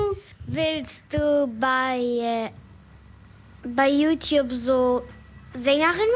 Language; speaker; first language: German; non-native, local second language; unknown